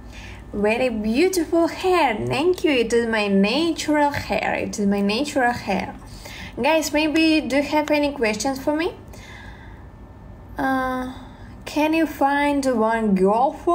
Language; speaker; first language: English; non-native, learner; Russian